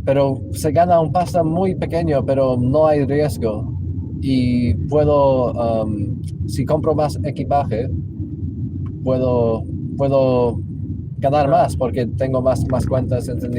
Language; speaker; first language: Spanish; non-native, local second language; English